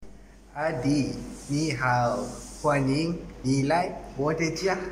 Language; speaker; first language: Chinese; non-native, learner; Malay